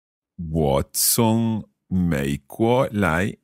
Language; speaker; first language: Chinese; non-native, learner; English